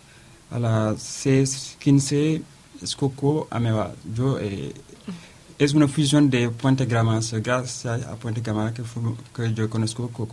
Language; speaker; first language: Spanish; non-native, learner; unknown